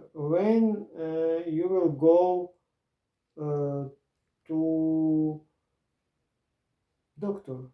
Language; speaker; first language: English; non-native, learner; Croatian